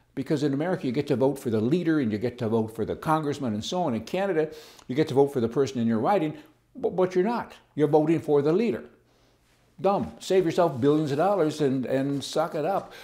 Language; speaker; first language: English; native; English